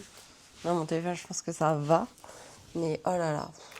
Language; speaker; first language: French; native; French